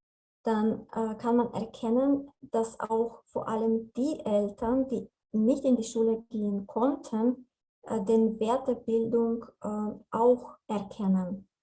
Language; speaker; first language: German; non-native, fluent; Slovenian